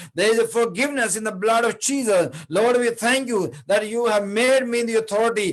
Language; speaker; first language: English; non-native, local second language; Urdu